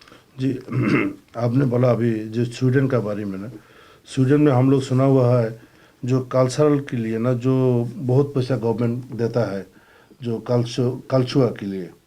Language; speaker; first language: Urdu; non-native, fluent; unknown